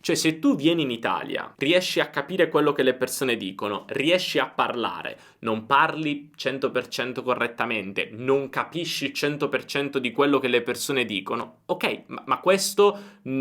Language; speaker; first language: Italian; native; Italian